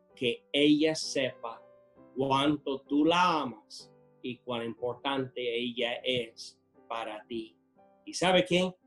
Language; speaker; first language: Spanish; non-native, fluent; English